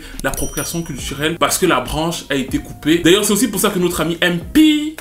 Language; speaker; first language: French; native; French